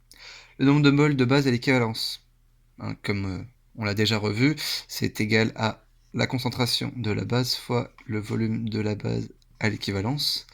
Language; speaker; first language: French; native; French